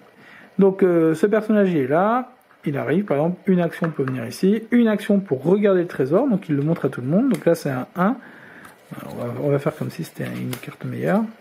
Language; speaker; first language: French; native; French